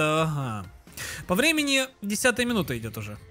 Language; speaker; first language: Russian; native; Russian